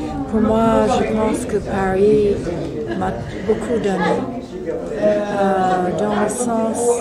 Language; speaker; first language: French; non-native, fluent; English